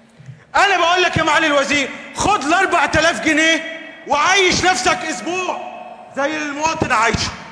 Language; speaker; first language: Arabic; native; Arabic